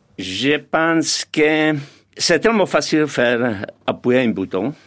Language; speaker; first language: French; non-native, fluent; Czech